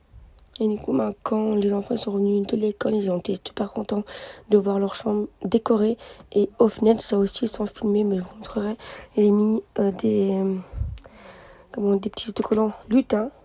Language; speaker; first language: French; native; French